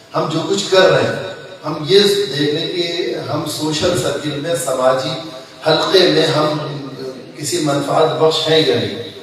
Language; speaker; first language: Urdu; non-native, local second language; Sindhi